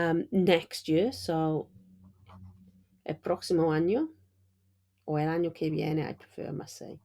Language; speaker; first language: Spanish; non-native, fluent; English